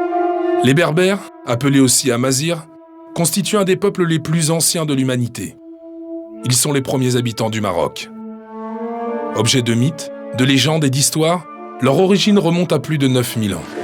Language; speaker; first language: French; native; French